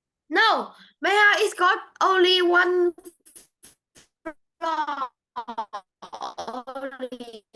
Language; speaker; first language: English; non-native, learner; Vietnamese